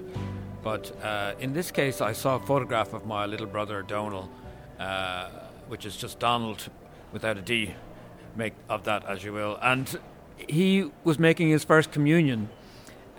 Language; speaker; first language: English; native; English